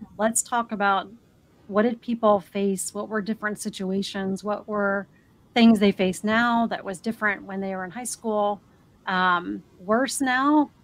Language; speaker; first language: English; native; English